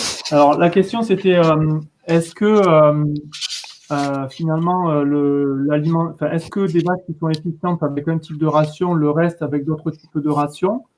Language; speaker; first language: French; native; French